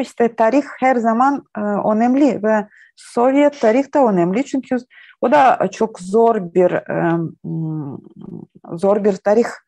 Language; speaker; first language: Turkish; non-native, learner; Ukrainian